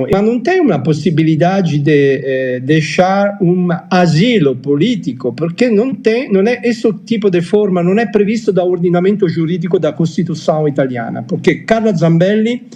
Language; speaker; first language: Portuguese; non-native, fluent; Italian